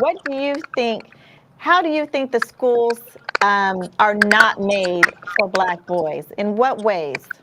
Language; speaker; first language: English; native; English